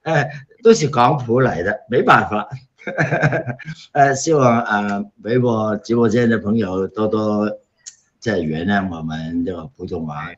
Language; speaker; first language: Chinese; non-native, local second language; Cantonese